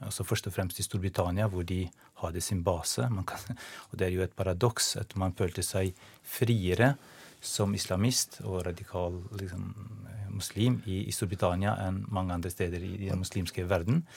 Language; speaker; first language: Norwegian; non-native, fluent; Albanian